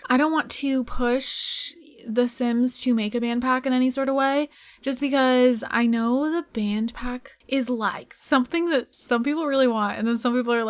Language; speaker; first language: English; native; English